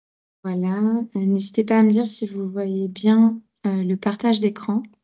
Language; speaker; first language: French; native; French